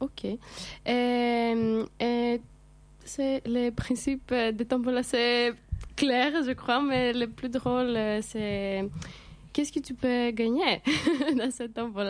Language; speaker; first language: French; non-native, learner; Greek